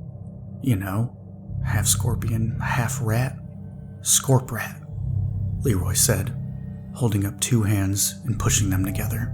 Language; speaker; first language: English; native; English